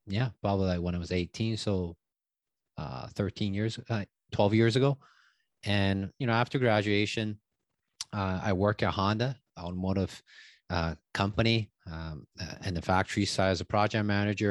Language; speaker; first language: English; non-native, fluent; Chinese